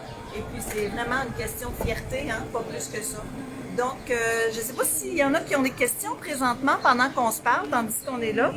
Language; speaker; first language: French; native; French